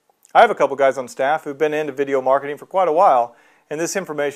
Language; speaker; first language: English; native; English